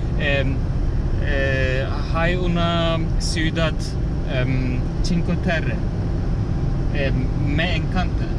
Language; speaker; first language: Spanish; non-native, learner; Turkish